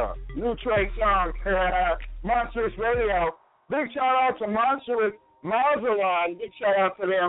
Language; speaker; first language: English; native; English